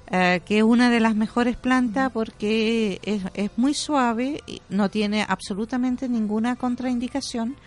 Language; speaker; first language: Spanish; non-native, fluent; German